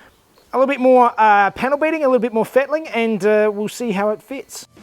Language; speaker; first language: English; native; English